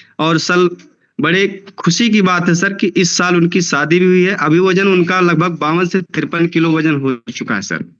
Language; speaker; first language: Hindi; native; Hindi